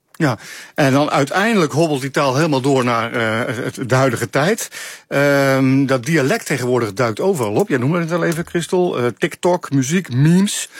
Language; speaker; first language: Dutch; native; Dutch